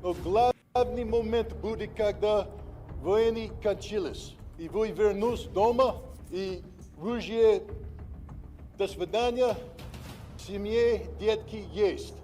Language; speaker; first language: Russian; non-native, learner; English